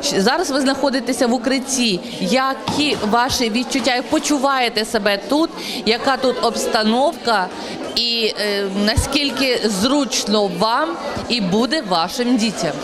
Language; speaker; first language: Ukrainian; native; Ukrainian